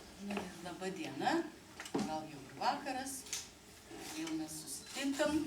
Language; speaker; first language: Lithuanian; native; Lithuanian